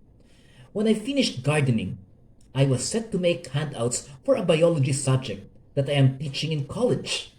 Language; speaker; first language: English; non-native, local second language; Hiligaynon